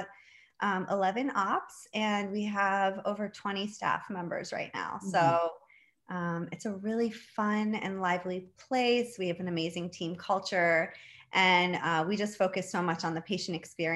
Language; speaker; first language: English; native; English